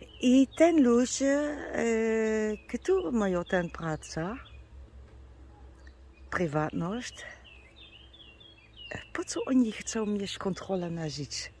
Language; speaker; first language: Polish; non-native, learner; Dutch